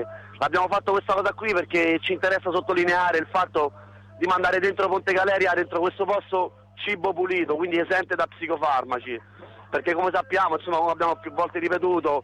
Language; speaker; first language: Italian; native; Italian